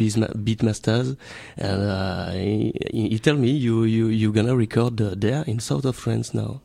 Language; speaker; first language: English; non-native, learner; French